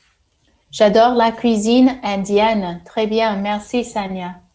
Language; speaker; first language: French; non-native, fluent; English